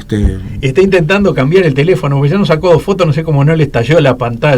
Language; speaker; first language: Spanish; native; Spanish